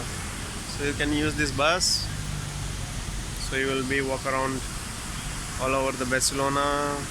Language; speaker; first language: English; non-native, local second language; Tamil